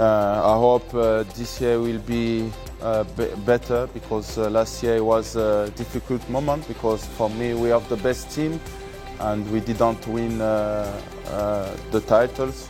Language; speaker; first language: English; non-native, learner; French